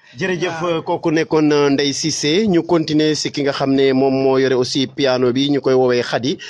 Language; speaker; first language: Wolof; non-native, local second language; Serer